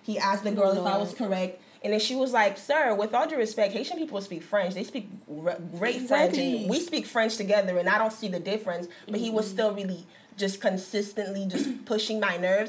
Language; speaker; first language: English; non-native, fluent; French